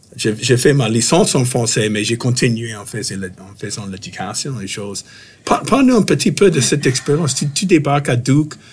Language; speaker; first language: French; non-native, fluent; English